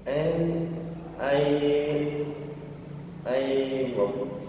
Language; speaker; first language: English; non-native, learner; Indonesian